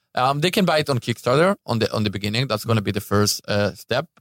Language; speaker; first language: English; non-native, fluent; Hebrew